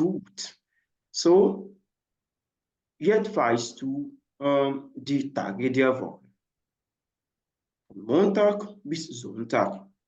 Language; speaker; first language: German; non-native, fluent; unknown